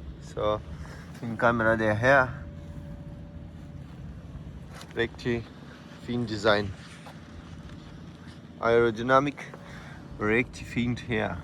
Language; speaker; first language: Danish; non-native, learner; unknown